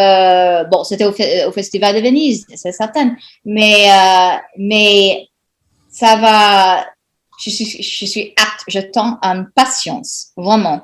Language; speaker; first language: French; non-native, fluent; English